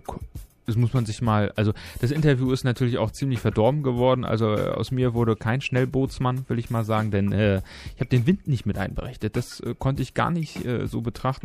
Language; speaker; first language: German; native; German